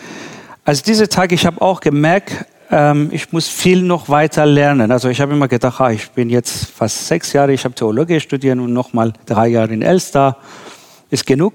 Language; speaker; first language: German; non-native, learner; Persian